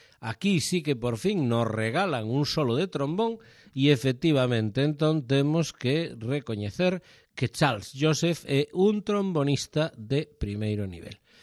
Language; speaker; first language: Galician; native; Galician